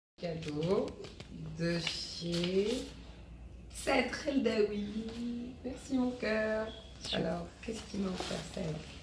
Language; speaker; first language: French; non-native, local second language; Arabic